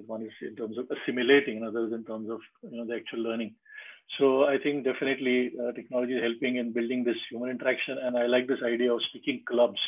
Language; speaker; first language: English; non-native, local second language; Marathi